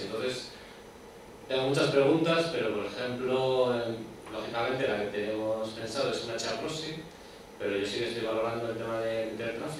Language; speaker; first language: Spanish; native; Spanish